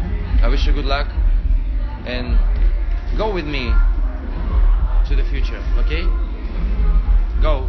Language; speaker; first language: English; non-native, learner; Russian